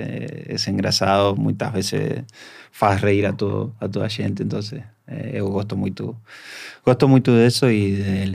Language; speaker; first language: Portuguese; non-native, learner; Spanish